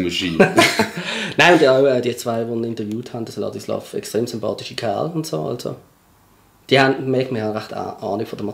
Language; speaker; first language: German; native; German